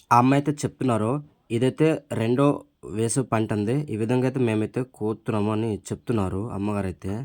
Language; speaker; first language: Telugu; non-native, local second language; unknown